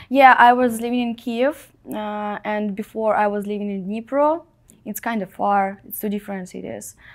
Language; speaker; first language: English; non-native, fluent; Ukrainian